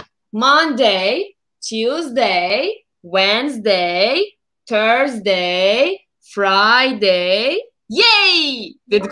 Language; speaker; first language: English; non-native, fluent; Turkish